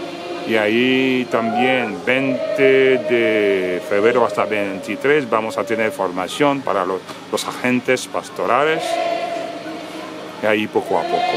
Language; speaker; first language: Spanish; non-native, fluent; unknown